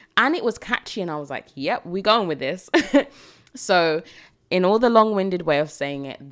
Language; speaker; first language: English; native; English